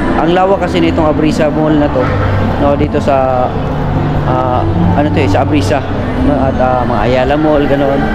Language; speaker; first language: Filipino; non-native, local second language; Cebuano